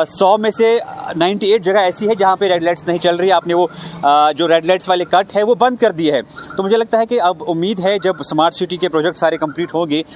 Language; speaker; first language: Urdu; non-native, local second language; Kashmiri